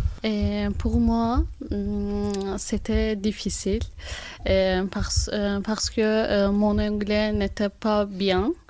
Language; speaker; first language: French; non-native, learner; Turkish